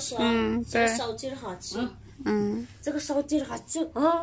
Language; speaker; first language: Chinese; non-native, learner; Nepali